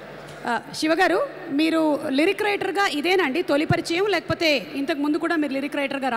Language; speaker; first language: Telugu; native; Telugu